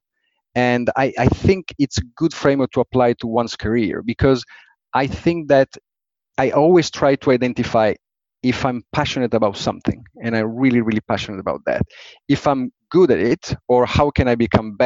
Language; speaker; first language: English; non-native, fluent; Italian